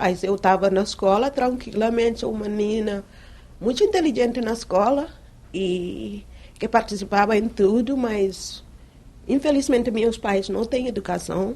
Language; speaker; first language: Portuguese; non-native, fluent; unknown